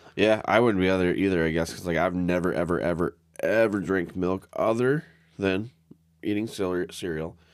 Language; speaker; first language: English; native; English